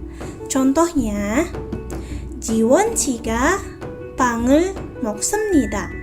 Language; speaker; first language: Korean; non-native, fluent; Indonesian